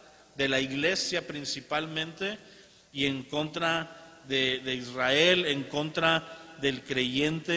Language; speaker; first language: Spanish; native; Spanish